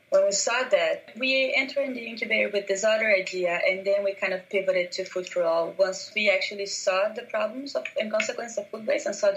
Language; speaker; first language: English; non-native, fluent; Portuguese